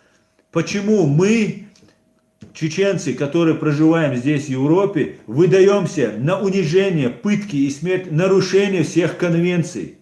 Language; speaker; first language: Russian; non-native, local second language; Chechen